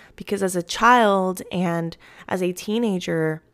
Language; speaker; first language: English; early bilingual, other home language; Spanish